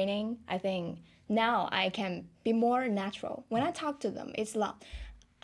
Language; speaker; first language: English; non-native, fluent; Chinese